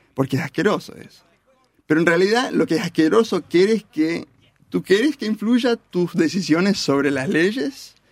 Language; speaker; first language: Spanish; early bilingual, heritage; Spanish